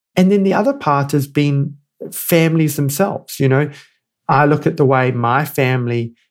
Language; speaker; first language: English; native; English